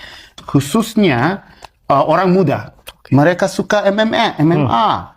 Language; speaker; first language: Indonesian; non-native, learner; English